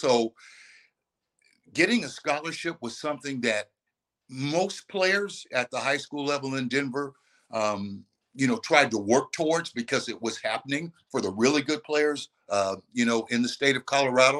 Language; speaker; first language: English; native; English